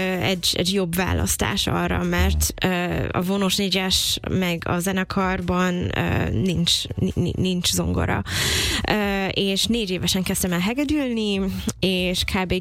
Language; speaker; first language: Hungarian; non-native, fluent; English